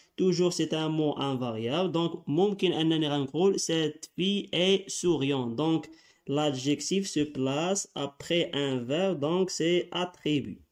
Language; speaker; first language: French; non-native, local second language; Arabic